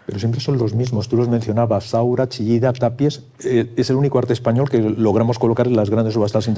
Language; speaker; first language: Spanish; native; Spanish